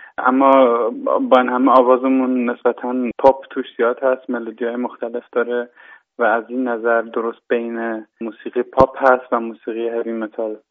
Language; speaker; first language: Persian; early bilingual, heritage; Persian